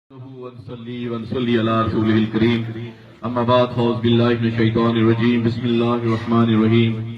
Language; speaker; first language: Urdu; non-native, local second language; Punjabi